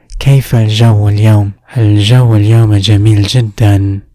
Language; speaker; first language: Arabic; non-native, fluent; English